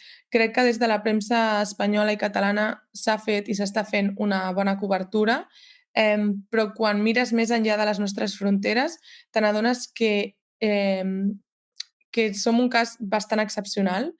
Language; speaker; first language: Catalan; native; Catalan